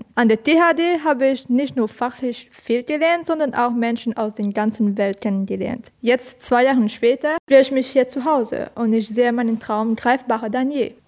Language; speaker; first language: German; non-native, fluent; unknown